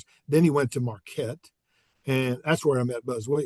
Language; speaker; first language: English; native; English